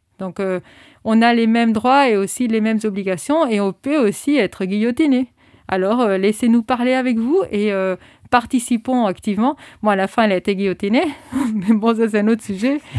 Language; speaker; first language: French; non-native, fluent; Spanish